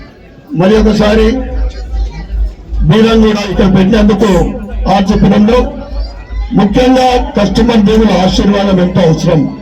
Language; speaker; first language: Telugu; native; Telugu